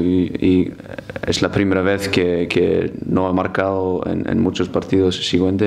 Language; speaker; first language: Spanish; non-native, fluent; Icelandic